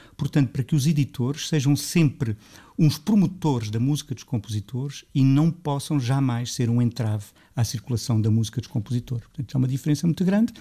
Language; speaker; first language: Portuguese; native; Portuguese